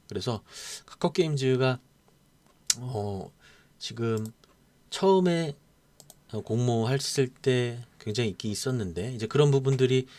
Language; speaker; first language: Korean; native; Korean